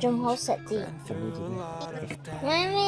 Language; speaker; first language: Cantonese; early bilingual, heritage; English